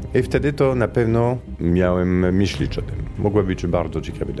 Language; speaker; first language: Polish; non-native, fluent; Italian